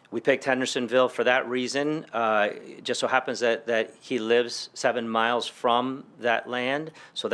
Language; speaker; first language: English; early bilingual, other home language; Spanish